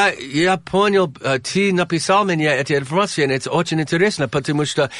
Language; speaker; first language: Russian; non-native, learner; English